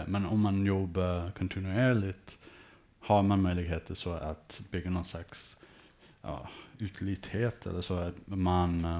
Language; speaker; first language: Swedish; early bilingual, heritage; English